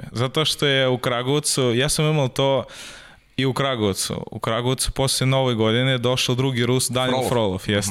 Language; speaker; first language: Serbian; non-native, learner; Russian